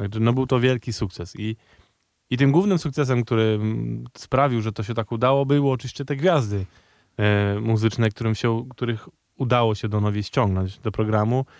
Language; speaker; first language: Polish; native; Polish